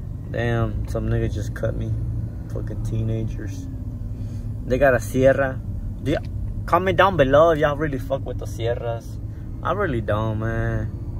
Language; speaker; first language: English; early bilingual, other home language; Spanish